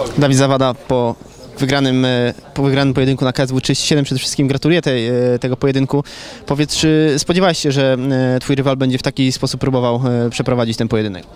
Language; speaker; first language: Polish; native; Polish